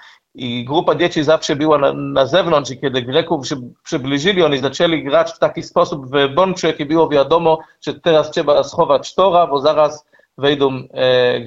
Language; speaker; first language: Polish; non-native, learner; Hebrew